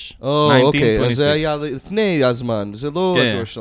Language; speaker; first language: Hebrew; non-native, fluent; English